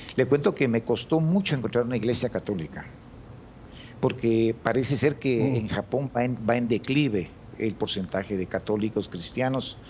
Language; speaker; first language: Spanish; native; Spanish